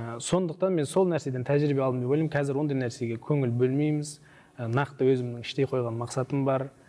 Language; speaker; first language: Kazakh; non-native, local second language; Uzbek